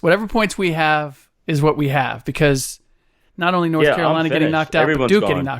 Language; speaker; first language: English; native; English